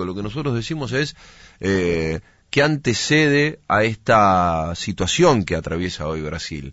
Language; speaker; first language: Spanish; native; Spanish